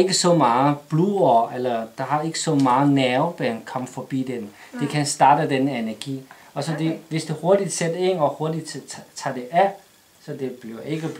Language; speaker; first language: Danish; non-native, learner; Chinese